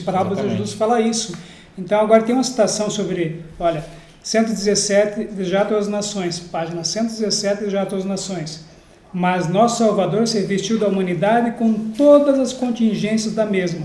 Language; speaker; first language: Portuguese; native; Portuguese